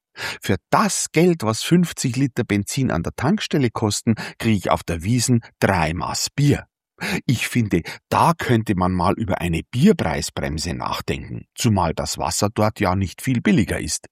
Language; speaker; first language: German; native; German